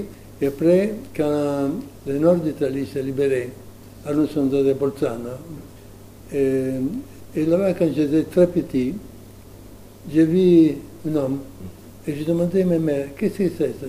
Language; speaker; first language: French; non-native, learner; Italian